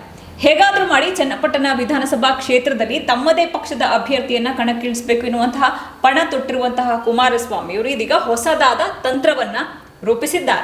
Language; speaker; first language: Kannada; native; Kannada